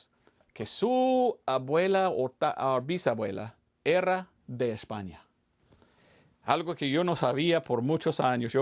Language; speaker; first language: Spanish; non-native, fluent; English